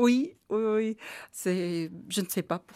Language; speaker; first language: French; non-native, learner; Armenian